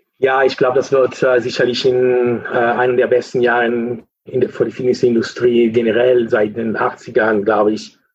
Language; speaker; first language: German; non-native, fluent; Italian